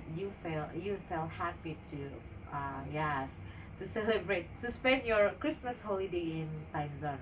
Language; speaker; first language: English; non-native, learner; Indonesian